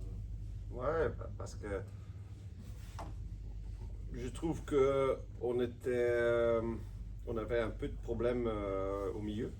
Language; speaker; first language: French; non-native, local second language; Dutch